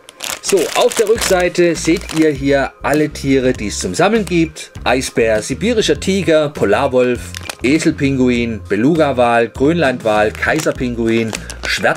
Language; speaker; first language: German; native; German